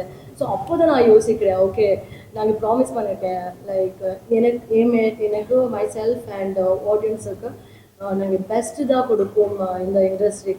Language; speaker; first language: Tamil; non-native, fluent; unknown